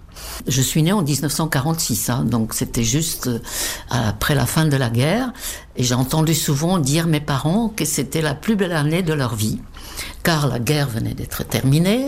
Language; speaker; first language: French; non-native, fluent; Czech